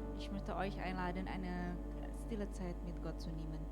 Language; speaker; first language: German; non-native, fluent; Indonesian